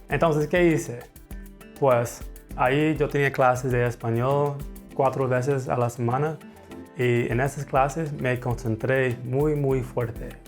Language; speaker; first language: Spanish; non-native, fluent; English